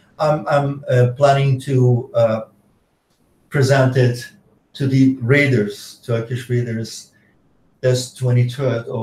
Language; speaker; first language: English; non-native, fluent; Turkish